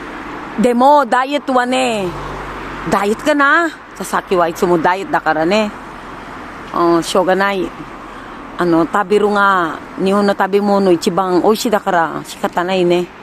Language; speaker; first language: Japanese; non-native, learner; Filipino